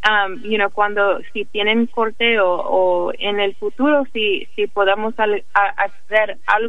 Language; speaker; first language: Spanish; early bilingual, heritage; English